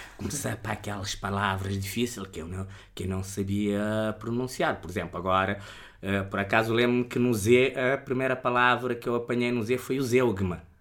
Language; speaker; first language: Portuguese; non-native, local second language; Kabuverdianu